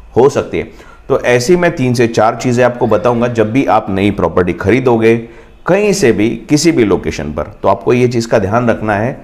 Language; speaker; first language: Hindi; non-native, local second language; Marathi